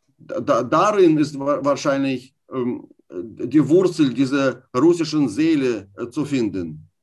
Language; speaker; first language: German; non-native, fluent; Russian